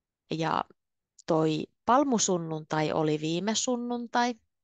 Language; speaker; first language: Finnish; native; Finnish